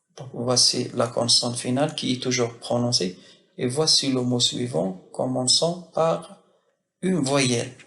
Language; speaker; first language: French; non-native, local second language; Arabic